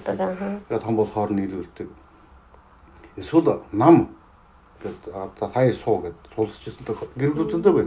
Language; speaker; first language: Mongolian; native; Mongolian